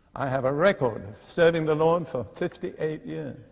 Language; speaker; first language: English; native; English